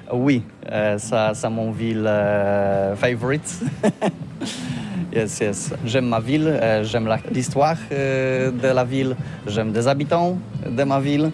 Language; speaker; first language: French; non-native, learner; Polish